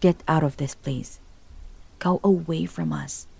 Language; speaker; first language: English; non-native, local second language; Filipino